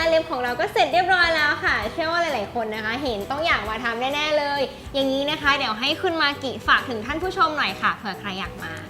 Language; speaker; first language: Thai; native; Thai